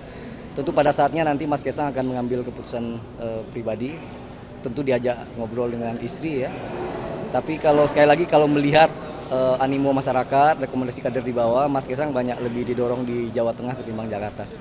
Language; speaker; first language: Indonesian; native; Indonesian